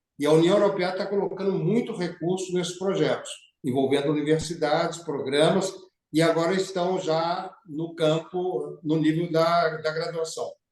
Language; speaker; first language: Portuguese; native; Portuguese